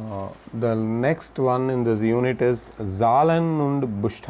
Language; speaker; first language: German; non-native, learner; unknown